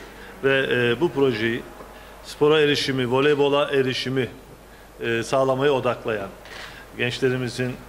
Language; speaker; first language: Turkish; native; Turkish